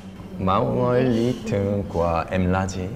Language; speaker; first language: Vietnamese; non-native, learner; Korean